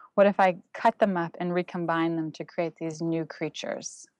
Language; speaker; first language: English; non-native, fluent; German